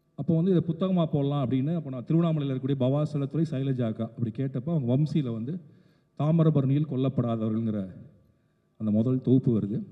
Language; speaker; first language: Tamil; native; Tamil